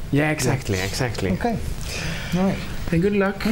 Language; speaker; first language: English; non-native, fluent; Swedish